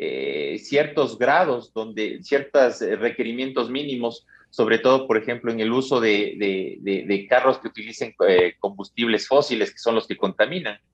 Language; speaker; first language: Spanish; native; Spanish